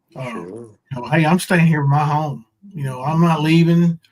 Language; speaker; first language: English; native; English